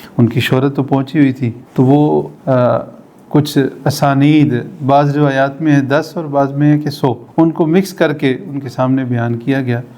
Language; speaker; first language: Urdu; native; Urdu